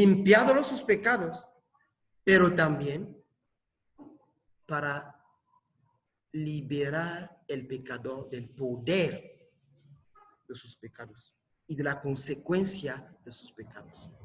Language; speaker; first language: Spanish; non-native, fluent; French